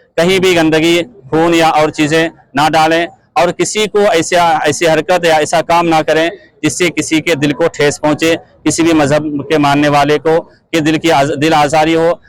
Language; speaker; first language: Urdu; native; Urdu